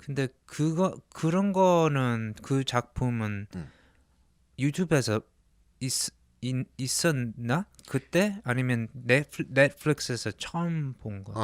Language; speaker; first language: Korean; early bilingual, heritage; Korean